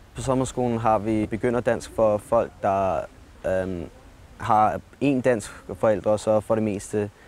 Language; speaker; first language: Danish; early bilingual, heritage; Danish